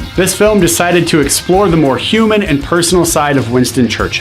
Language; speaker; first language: English; native; English